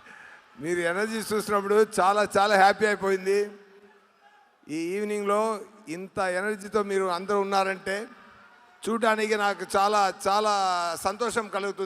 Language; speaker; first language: Telugu; non-native, learner; Tamil